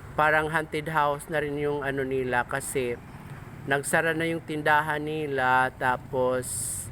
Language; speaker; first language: Filipino; non-native, local second language; Cebuano